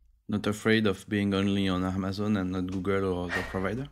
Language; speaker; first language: English; non-native, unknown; French